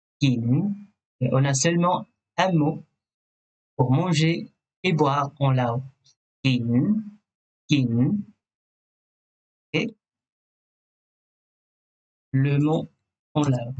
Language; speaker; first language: French; non-native, fluent; Thai